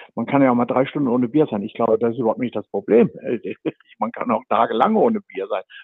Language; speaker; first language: German; native; German